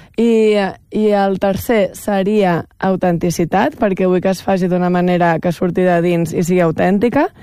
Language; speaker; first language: Catalan; native; Catalan